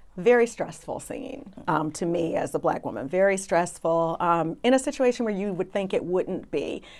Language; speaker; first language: English; native; English